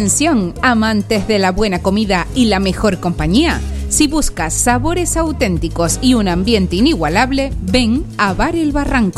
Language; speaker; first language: Spanish; native; Spanish